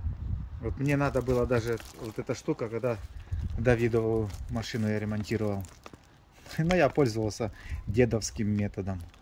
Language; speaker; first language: Russian; native; Russian